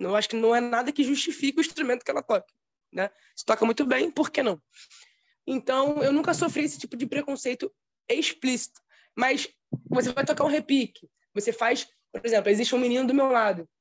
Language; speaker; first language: Portuguese; native; Portuguese